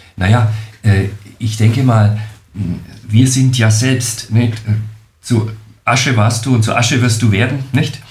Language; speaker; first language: German; native; German